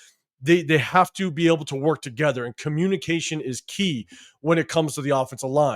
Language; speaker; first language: English; native; English